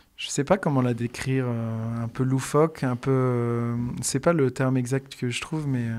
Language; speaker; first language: French; native; French